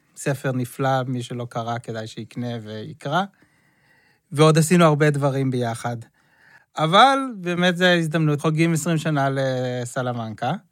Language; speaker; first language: Hebrew; native; Hebrew